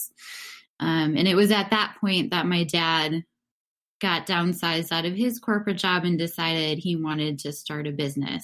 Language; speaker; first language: English; native; English